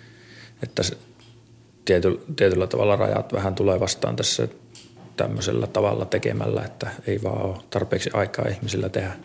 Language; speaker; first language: Finnish; native; Finnish